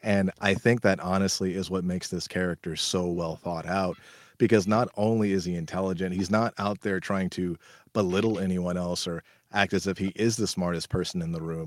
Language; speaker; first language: English; native; English